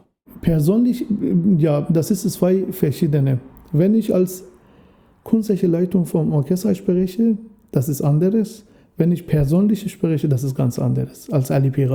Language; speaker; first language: German; non-native, fluent; Persian